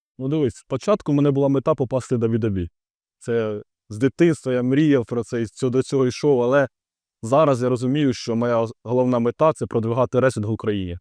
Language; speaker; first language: Ukrainian; non-native, local second language; Russian